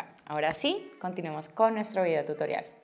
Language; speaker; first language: Spanish; native; Spanish